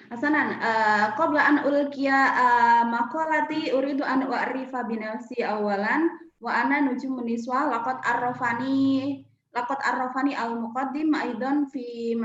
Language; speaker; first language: Arabic; non-native, fluent; Indonesian